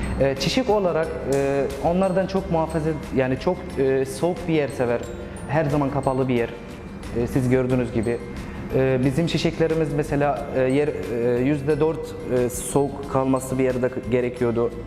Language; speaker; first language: Turkish; non-native, learner; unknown